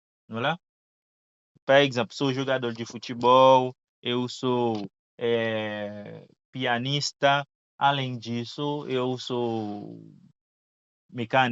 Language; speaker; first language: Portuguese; non-native, fluent; Haitian Creole